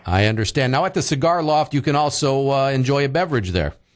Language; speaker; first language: English; early bilingual, other home language; Italian